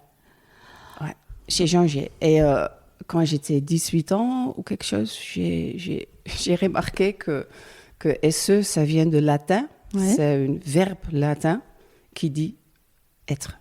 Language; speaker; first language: French; non-native, learner; Dutch